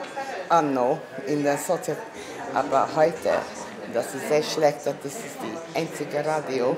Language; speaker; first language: German; non-native, learner; Hungarian